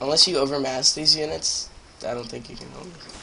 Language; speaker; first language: English; native; English